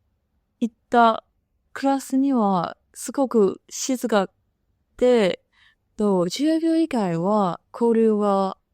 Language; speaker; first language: Japanese; non-native, fluent; Chinese